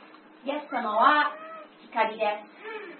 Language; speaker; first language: Japanese; non-native, learner; English